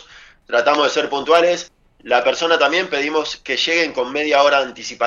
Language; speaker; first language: Spanish; native; Spanish